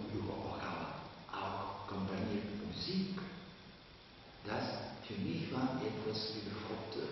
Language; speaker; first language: German; non-native, learner; Russian